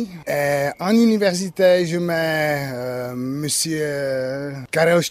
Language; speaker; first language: French; non-native, learner; Czech